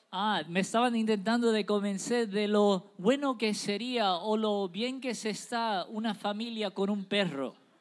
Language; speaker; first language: Spanish; native; Spanish